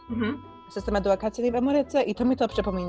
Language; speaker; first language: Polish; early bilingual, heritage; Polish